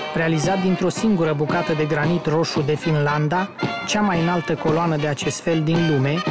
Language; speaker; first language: Romanian; native; Romanian